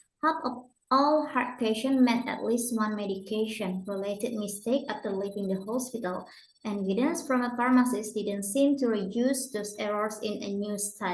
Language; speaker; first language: English; non-native, learner; Indonesian